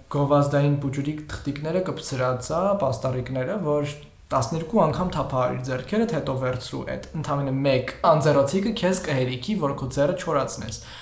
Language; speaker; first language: Armenian; native; Armenian